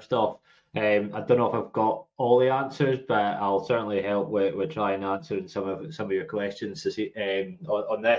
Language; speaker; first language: English; native; English